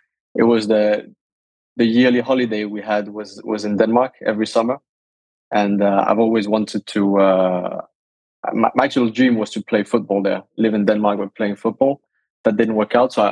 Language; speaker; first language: English; non-native, fluent; Danish